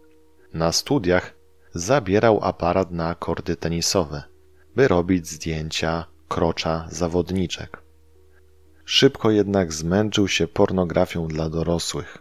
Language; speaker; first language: Polish; native; Polish